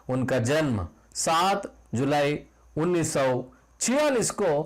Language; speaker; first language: Hindi; non-native, local second language; Kannada